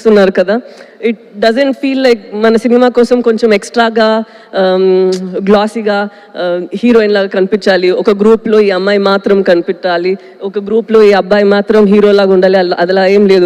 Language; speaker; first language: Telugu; non-native, local second language; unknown